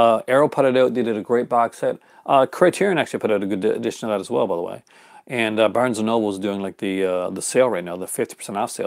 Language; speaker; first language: English; native; English